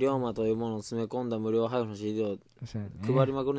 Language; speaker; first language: Japanese; native; Japanese